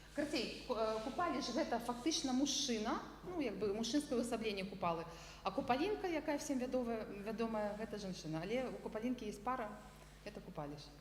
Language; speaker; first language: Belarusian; non-native, local second language; Russian